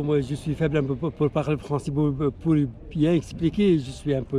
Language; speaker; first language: French; non-native, learner; Arabic